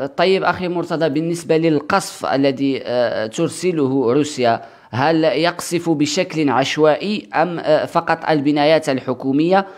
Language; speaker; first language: Arabic; native; Arabic